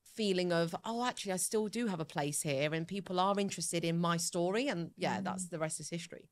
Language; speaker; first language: English; early bilingual, other home language; Italian